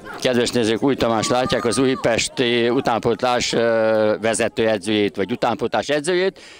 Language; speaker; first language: Hungarian; native; Hungarian